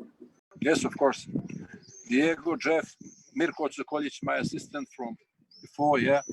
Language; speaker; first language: English; non-native, learner; Serbian